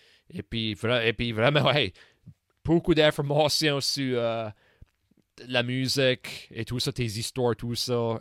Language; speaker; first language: French; early bilingual, heritage; French